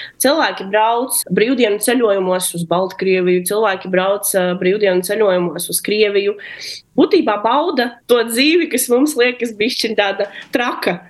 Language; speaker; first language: Latvian; non-native, local second language; Russian